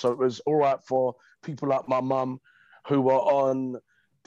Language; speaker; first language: English; native; English